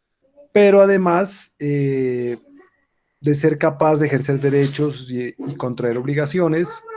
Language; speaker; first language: Spanish; native; Spanish